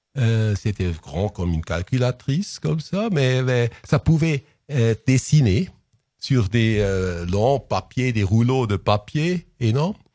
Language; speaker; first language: French; non-native, local second language; Swiss German